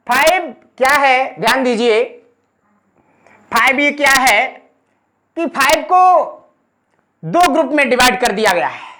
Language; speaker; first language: Hindi; native; Hindi